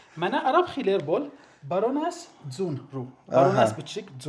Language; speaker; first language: Mongolian; non-native, learner; Arabic